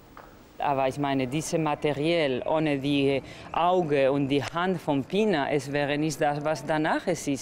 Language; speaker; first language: German; non-native, fluent; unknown